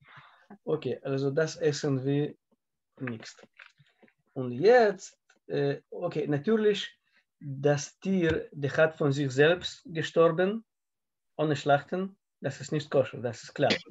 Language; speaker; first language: German; non-native, learner; Russian